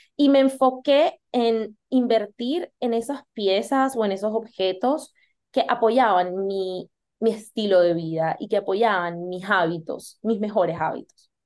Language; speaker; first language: Spanish; native; Spanish